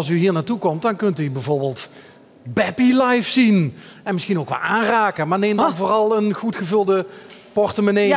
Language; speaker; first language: Dutch; native; Dutch